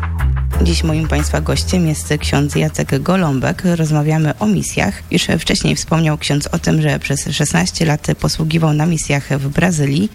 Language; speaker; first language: Polish; native; Polish